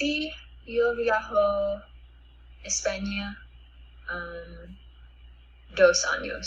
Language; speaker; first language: Spanish; non-native, learner; English